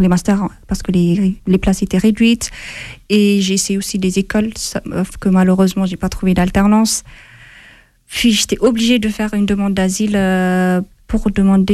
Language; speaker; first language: French; non-native, fluent; Amharic